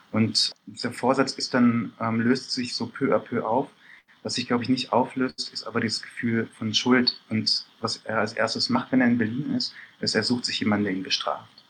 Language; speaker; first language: German; early bilingual, other home language; Persian